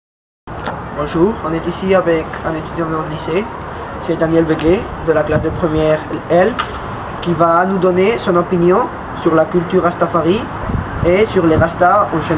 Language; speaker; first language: French; non-native, fluent; Spanish